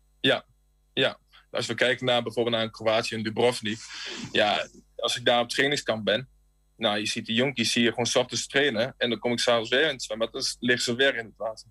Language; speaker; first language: Dutch; native; Dutch